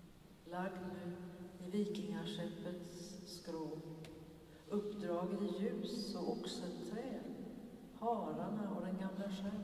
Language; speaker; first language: Swedish; native; Swedish